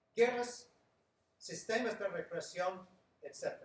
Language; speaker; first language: Spanish; non-native, fluent; English